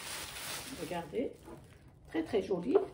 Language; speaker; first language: French; non-native, local second language; Arabic